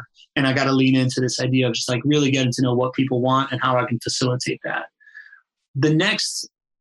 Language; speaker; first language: English; early bilingual, other home language; Spanish